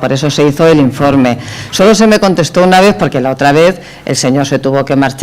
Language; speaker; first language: Spanish; native; Spanish